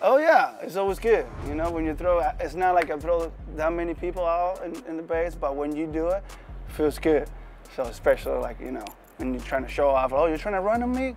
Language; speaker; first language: English; non-native, fluent; Spanish